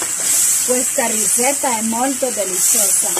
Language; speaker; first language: Italian; non-native, learner; Spanish